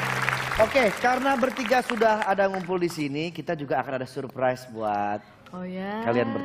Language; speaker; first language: Indonesian; native; Indonesian